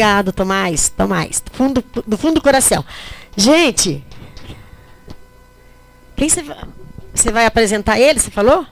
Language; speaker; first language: Portuguese; native; Portuguese